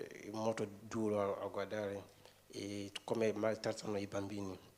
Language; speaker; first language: Italian; non-native, fluent; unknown